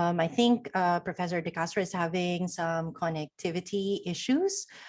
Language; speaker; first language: English; non-native, local second language; Filipino